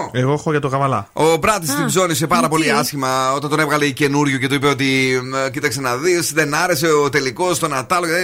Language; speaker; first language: Greek; native; Greek